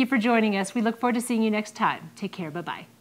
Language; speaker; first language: English; native; English